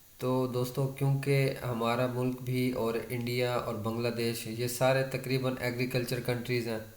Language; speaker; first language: Urdu; non-native, local second language; Saraiki